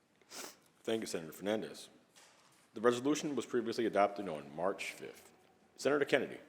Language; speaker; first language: English; native; English